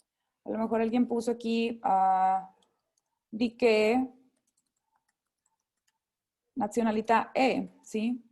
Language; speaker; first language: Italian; non-native, fluent; Spanish